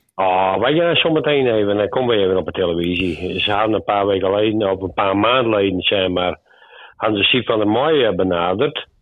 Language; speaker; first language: Dutch; native; Dutch